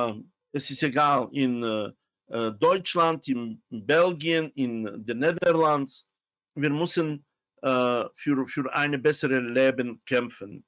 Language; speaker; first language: German; non-native, fluent; Romany